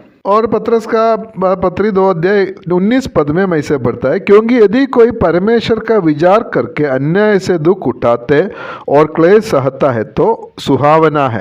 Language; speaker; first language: Hindi; non-native, local second language; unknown